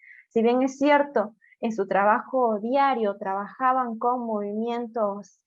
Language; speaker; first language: Spanish; native; Spanish